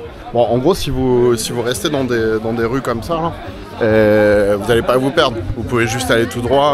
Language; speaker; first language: French; native; French